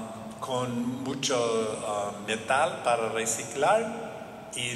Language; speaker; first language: Spanish; non-native, learner; English